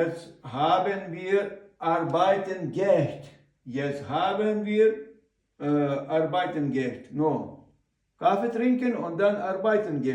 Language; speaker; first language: German; non-native, learner; Ukrainian